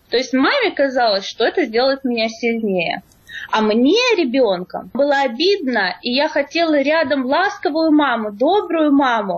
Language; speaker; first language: Russian; native; Russian